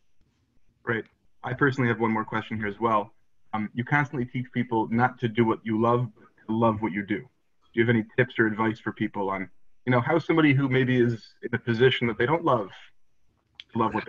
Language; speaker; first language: English; native; English